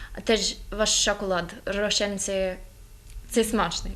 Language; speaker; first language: Ukrainian; non-native, learner; English